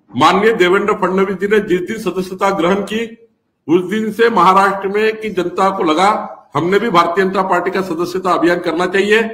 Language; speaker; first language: Hindi; non-native, local second language; Marathi